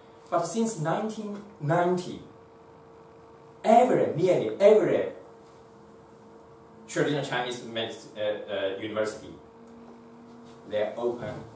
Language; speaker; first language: English; non-native, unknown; Chinese